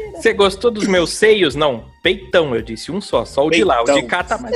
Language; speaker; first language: Portuguese; native; Portuguese